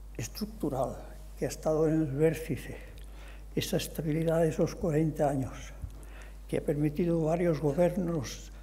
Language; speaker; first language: Spanish; non-native, local second language; Catalan